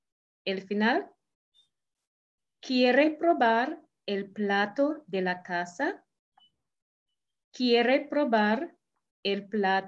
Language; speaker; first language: Spanish; non-native, fluent; English